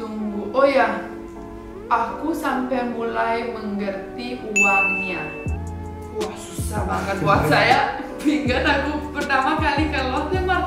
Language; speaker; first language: Indonesian; non-native, fluent; Romanian